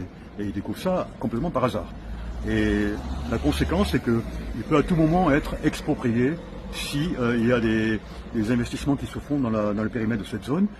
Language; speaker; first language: French; native; French